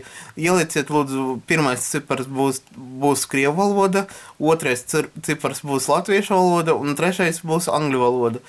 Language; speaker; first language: Latvian; non-native, local second language; Russian